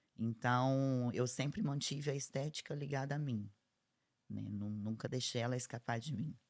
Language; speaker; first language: Portuguese; native; Portuguese